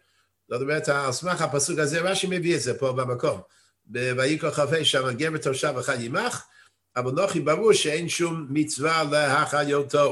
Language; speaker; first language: Hebrew; non-native, fluent; English